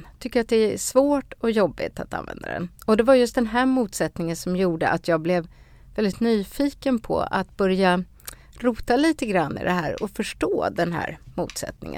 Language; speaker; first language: Swedish; native; Swedish